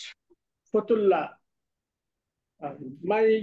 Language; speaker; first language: English; non-native, learner; Bangla